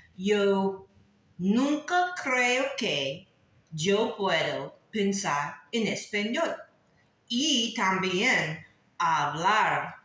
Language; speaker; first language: Spanish; non-native, learner; English